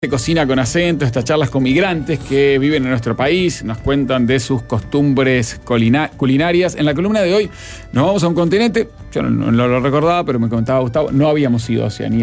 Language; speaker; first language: Spanish; native; Spanish